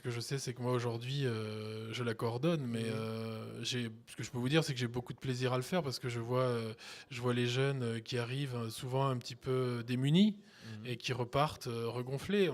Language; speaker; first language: French; native; French